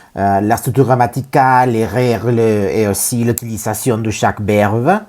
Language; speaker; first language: French; non-native, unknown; Spanish